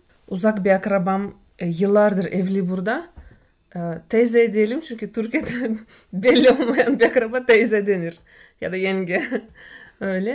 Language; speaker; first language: Turkish; non-native, fluent; Russian